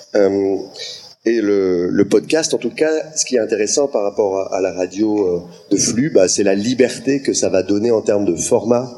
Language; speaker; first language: French; native; French